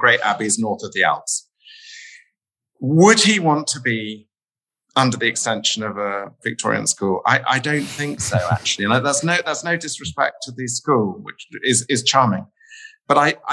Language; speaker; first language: English; native; English